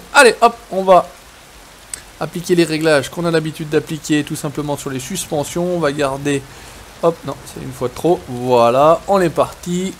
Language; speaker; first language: French; native; French